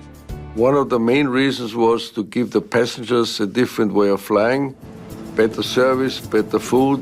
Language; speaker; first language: English; non-native, fluent; German